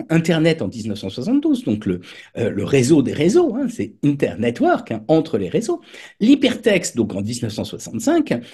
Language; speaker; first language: French; native; French